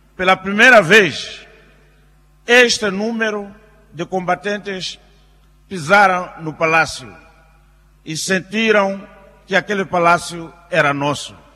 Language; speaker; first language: Portuguese; non-native, local second language; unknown